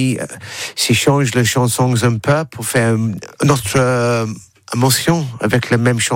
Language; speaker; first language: French; non-native, learner; English